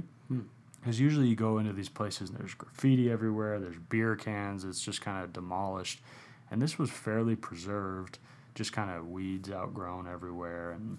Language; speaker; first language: English; native; English